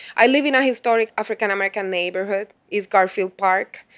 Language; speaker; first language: English; non-native, fluent; Spanish